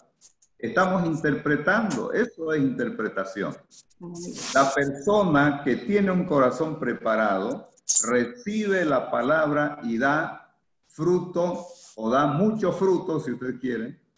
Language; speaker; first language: Spanish; native; Spanish